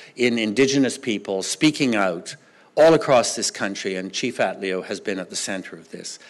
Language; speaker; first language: English; native; English